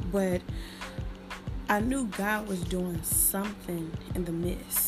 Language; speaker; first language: English; native; English